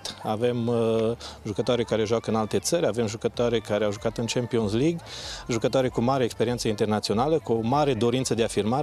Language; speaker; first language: Romanian; native; Romanian